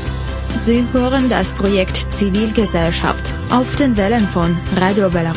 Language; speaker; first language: German; non-native, fluent; Russian